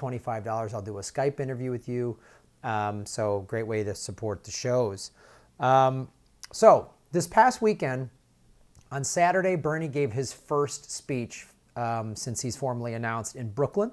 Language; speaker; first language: English; native; English